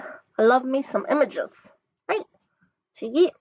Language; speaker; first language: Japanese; non-native, fluent; English